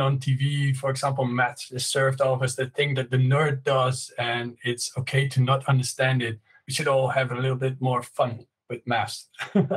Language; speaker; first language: English; non-native, fluent; Dutch